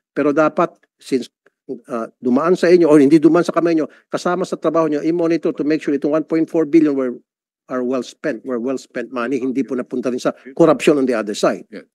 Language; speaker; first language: Filipino; native; Filipino